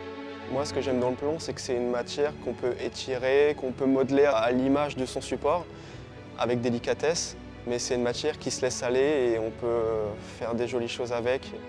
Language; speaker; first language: French; native; French